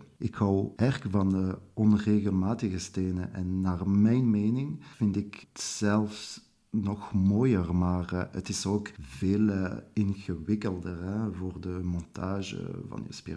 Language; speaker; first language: Dutch; non-native, local second language; French